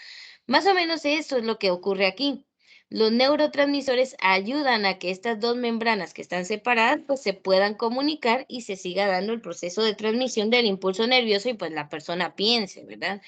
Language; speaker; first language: Spanish; native; Spanish